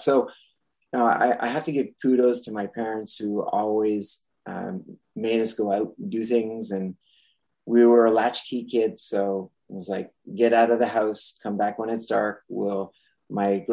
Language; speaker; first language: English; non-native, fluent; French